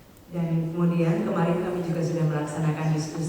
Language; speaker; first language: Indonesian; native; Indonesian